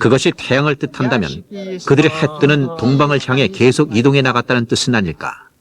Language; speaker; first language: Korean; native; Korean